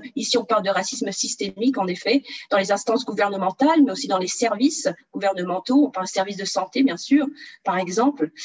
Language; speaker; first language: French; early bilingual, other home language; Portuguese